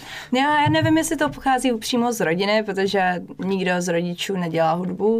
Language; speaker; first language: Czech; non-native, fluent; English